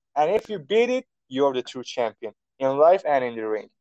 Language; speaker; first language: English; non-native, fluent; Persian